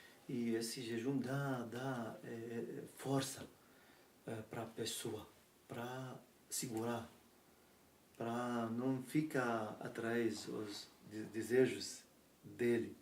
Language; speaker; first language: Portuguese; non-native, learner; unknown